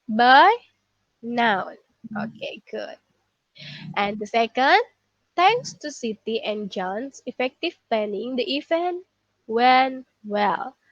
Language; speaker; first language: English; non-native, learner; Indonesian